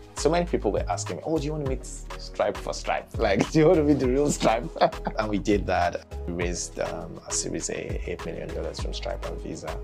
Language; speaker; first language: English; non-native, local second language; Yoruba